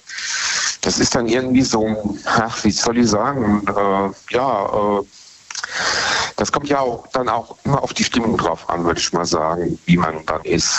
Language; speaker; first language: German; native; German